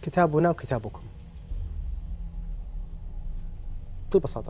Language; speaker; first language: Arabic; native; Arabic